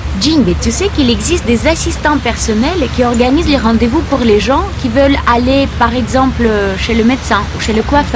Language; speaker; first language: French; non-native, fluent; Russian